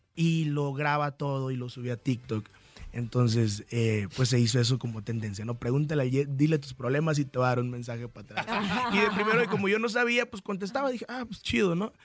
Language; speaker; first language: Spanish; native; Spanish